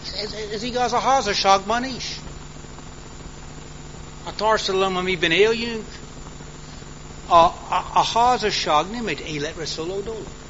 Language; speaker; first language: Hungarian; early bilingual, heritage; English